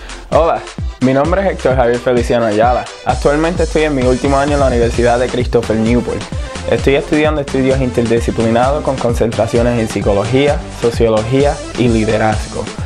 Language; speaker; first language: Spanish; native; Spanish